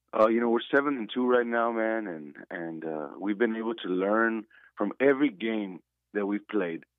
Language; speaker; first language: English; native; English